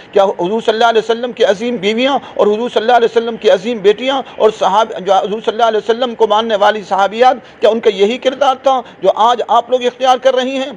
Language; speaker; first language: Urdu; non-native, local second language; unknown